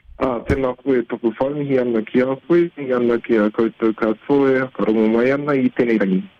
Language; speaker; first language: Māori; native; Māori